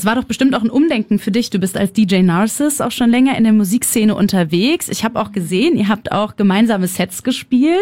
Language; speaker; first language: German; native; German